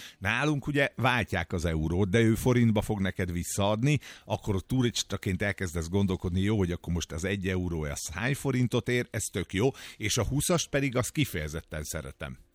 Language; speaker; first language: Hungarian; native; Hungarian